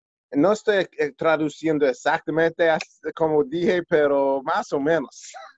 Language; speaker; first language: Spanish; non-native, learner; English